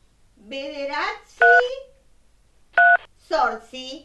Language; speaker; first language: Basque; non-native, learner; Spanish